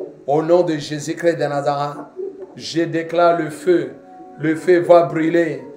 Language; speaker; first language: French; non-native, local second language; Lingala